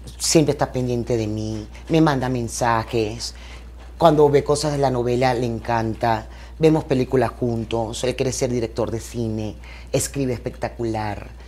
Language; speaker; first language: Spanish; native; Spanish